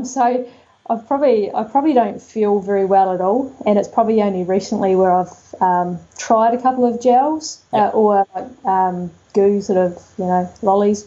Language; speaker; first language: English; native; English